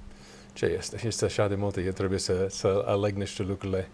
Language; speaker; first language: Romanian; non-native, learner; English